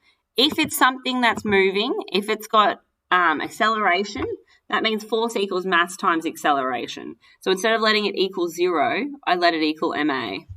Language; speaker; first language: English; native; English